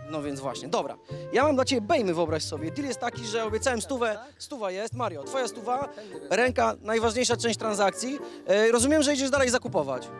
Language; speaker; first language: Polish; native; Polish